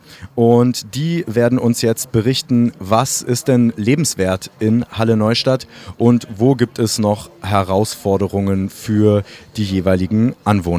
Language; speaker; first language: German; native; German